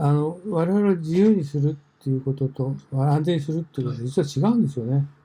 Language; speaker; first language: Japanese; native; Japanese